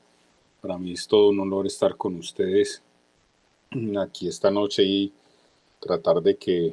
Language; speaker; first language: Spanish; native; Spanish